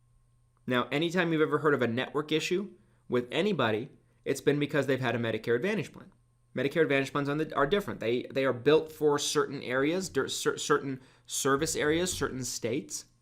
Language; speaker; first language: English; native; English